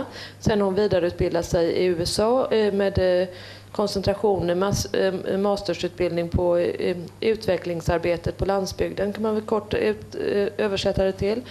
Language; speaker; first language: Swedish; native; Swedish